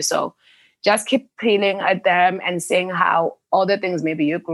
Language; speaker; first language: English; non-native, local second language; Xhosa